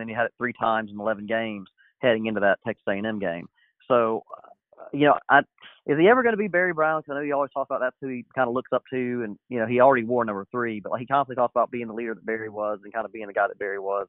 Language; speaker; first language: English; native; English